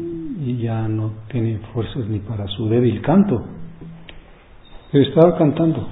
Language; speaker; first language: Spanish; native; Spanish